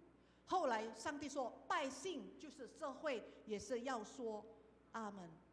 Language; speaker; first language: Chinese; non-native, fluent; Indonesian